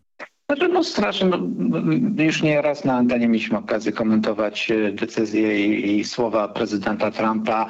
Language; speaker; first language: Polish; native; Polish